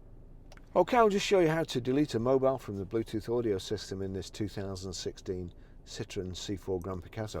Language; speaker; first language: English; native; English